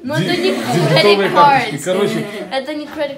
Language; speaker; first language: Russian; early bilingual, heritage; Russian